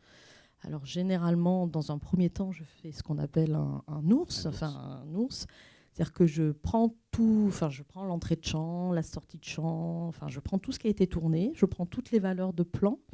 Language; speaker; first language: French; native; French